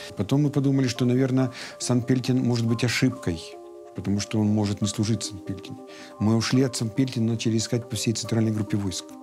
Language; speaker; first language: Russian; native; Russian